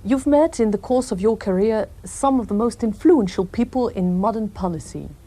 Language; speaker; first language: English; non-native, fluent; French